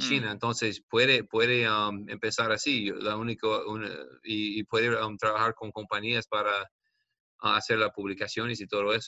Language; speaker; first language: Spanish; non-native, learner; English